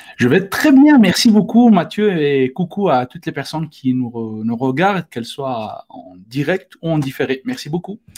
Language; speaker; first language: French; non-native, local second language; Arabic